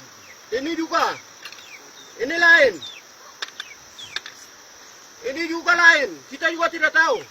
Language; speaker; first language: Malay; non-native, local second language; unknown